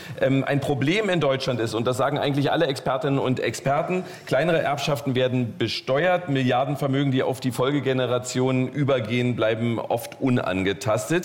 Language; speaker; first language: German; native; German